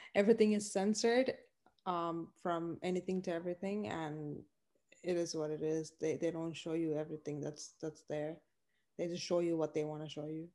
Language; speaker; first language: English; non-native, local second language; Tamil